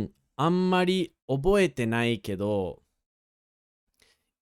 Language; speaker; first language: Japanese; non-native, fluent; English